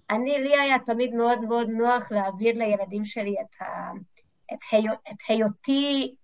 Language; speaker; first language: Hebrew; non-native, fluent; Hungarian